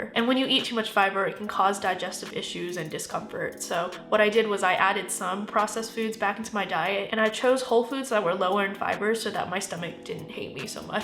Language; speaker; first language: English; native; English